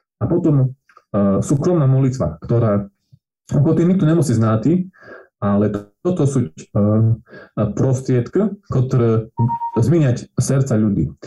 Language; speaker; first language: Slovak; non-native, local second language; Rusyn